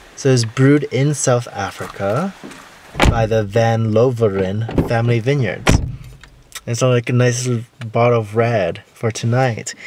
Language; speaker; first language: English; native; English